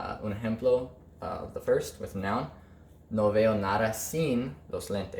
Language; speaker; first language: Spanish; non-native, learner; English